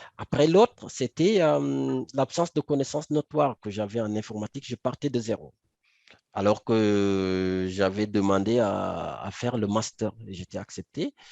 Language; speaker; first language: French; non-native, local second language; Wolof